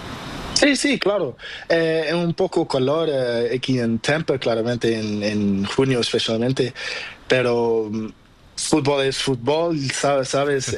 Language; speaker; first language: Spanish; non-native, learner; Portuguese